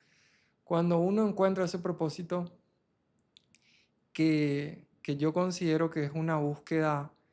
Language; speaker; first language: Spanish; native; Spanish